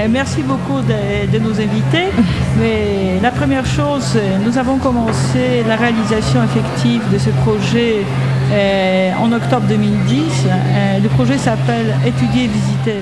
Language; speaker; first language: French; non-native, fluent; Polish